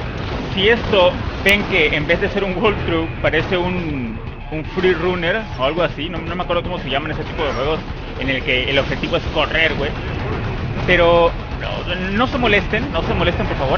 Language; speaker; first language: Spanish; native; Spanish